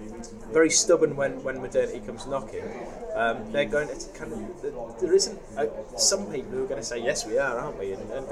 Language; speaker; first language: English; native; English